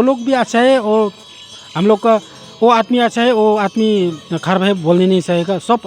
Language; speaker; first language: Hindi; non-native, learner; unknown